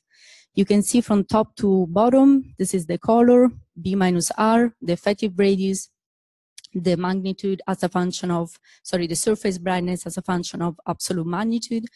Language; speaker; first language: English; non-native, fluent; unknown